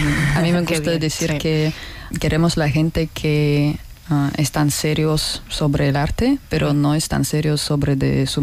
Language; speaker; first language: Spanish; non-native, learner; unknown